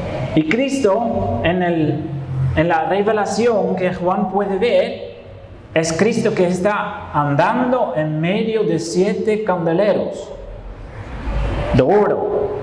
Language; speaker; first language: Spanish; non-native, fluent; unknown